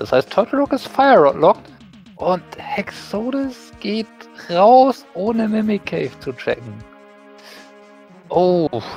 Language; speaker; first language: German; native; German